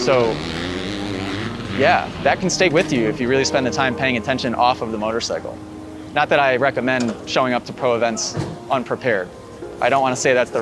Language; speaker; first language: English; native; English